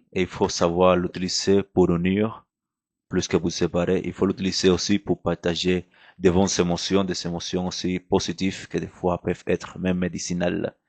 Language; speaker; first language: French; non-native, fluent; Spanish